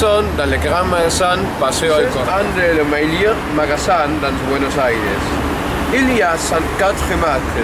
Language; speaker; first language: French; non-native, learner; Spanish